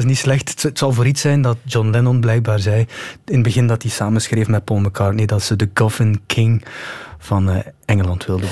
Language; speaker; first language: Dutch; native; Dutch